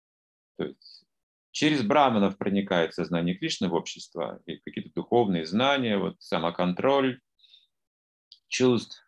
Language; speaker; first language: Russian; native; Russian